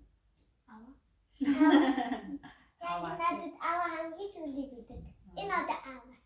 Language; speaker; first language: Mongolian; early bilingual, heritage; Mongolian